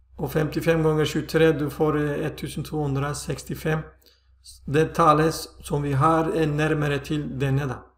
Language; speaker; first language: Swedish; non-native, fluent; Turkish